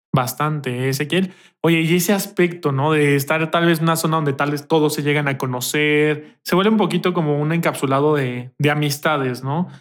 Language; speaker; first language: Spanish; native; Spanish